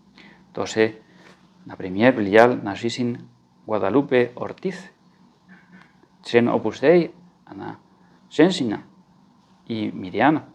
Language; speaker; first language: Russian; non-native, fluent; Spanish